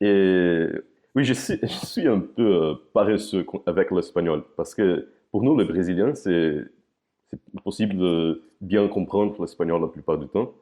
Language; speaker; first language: French; non-native, fluent; Portuguese